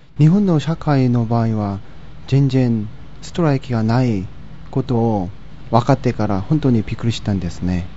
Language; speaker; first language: Japanese; non-native, learner; Korean